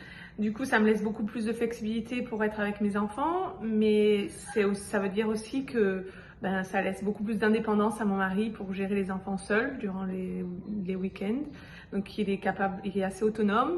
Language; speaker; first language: French; native; French